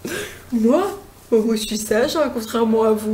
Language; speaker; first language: French; native; French